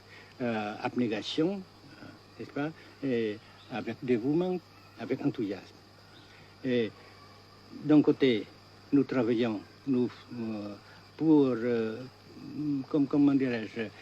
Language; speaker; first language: French; non-native, fluent; Vietnamese